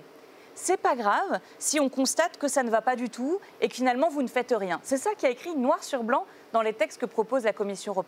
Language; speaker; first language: French; native; French